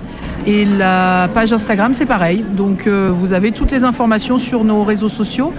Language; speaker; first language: French; native; French